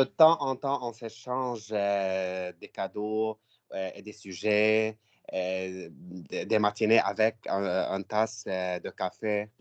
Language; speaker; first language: French; non-native, learner; Arabic